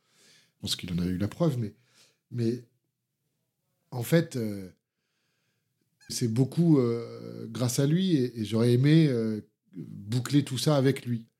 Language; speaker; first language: French; native; French